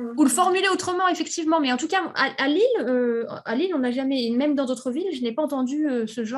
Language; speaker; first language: French; native; French